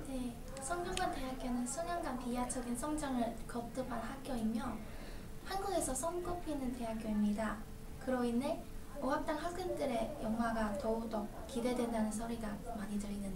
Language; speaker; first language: Korean; non-native, learner; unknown